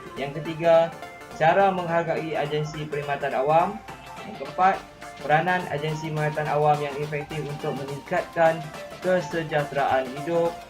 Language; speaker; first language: Malay; native; Malay